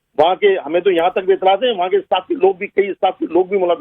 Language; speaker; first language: Urdu; native; Urdu